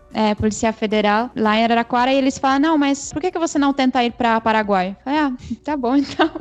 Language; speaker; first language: Portuguese; non-native, fluent; Czech